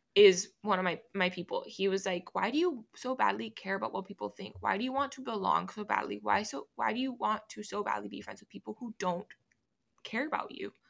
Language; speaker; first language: English; early bilingual, other home language; Spanish